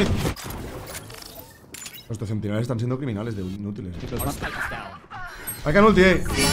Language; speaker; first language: Spanish; native; Spanish